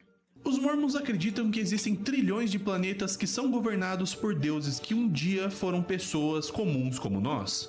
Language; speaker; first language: Portuguese; native; Portuguese